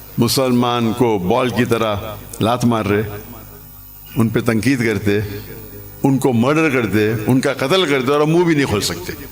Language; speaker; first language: Urdu; non-native, local second language; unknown